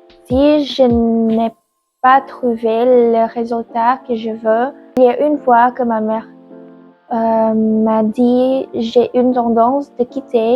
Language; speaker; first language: French; non-native, learner; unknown